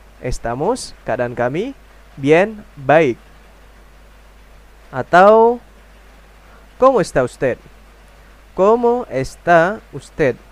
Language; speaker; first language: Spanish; non-native, fluent; Indonesian